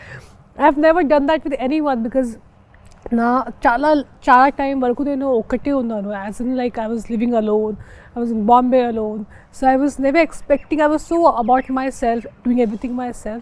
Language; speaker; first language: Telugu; non-native, local second language; Hindi